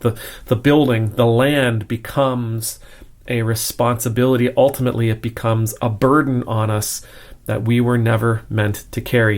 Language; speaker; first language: English; native; English